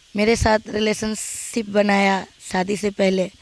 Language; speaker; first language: Hindi; native; Hindi